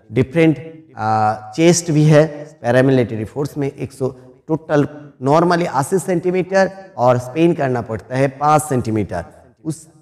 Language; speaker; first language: Hindi; non-native, local second language; Bangla